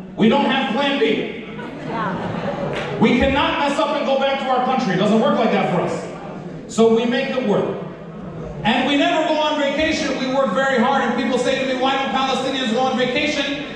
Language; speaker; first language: English; native; English